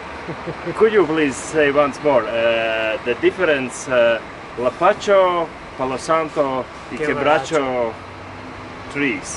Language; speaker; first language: English; non-native, fluent; Latvian